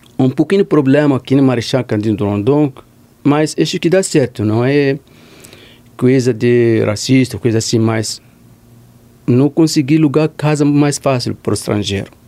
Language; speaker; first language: Portuguese; non-native, learner; Arabic